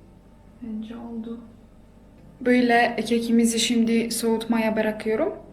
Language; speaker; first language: Turkish; non-native, fluent; Polish